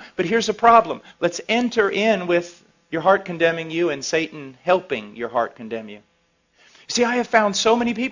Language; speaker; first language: English; native; English